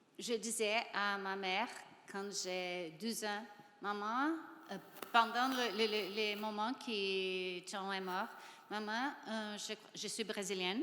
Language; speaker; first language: French; non-native, learner; Portuguese